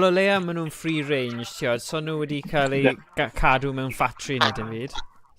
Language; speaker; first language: Welsh; native; Welsh